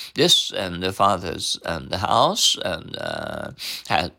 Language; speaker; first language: English; non-native, learner; Japanese